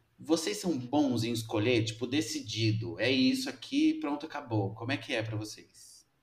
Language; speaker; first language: Portuguese; native; Portuguese